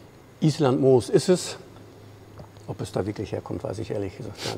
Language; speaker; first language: German; native; German